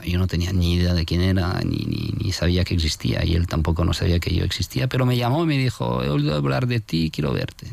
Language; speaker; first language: Spanish; non-native, fluent; French